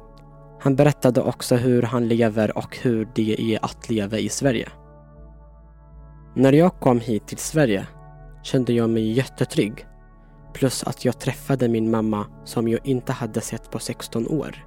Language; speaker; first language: Swedish; non-native, fluent; Tigrinya